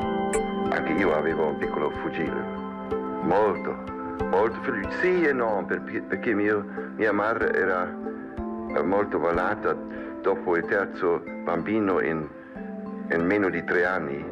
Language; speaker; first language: Italian; non-native, learner; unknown